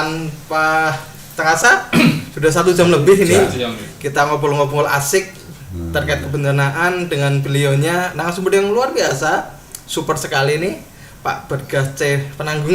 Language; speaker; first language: Indonesian; native; Indonesian